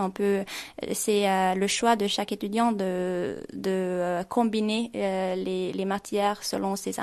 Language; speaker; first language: French; non-native, fluent; Swedish